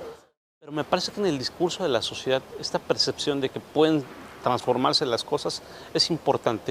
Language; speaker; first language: Spanish; native; Spanish